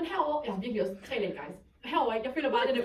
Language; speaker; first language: Danish; native; Danish